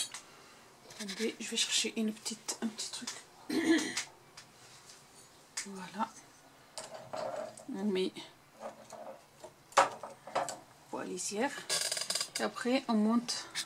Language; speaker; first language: French; non-native, local second language; Arabic